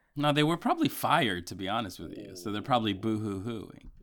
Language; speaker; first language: English; early bilingual, other home language; Spanish